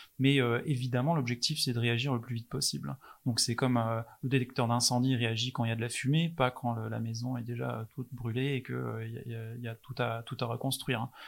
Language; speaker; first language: French; non-native, fluent; English